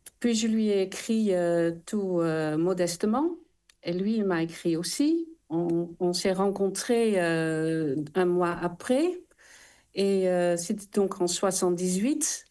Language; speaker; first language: French; non-native, fluent; Dutch